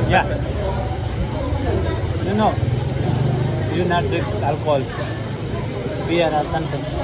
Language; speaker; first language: English; non-native, learner; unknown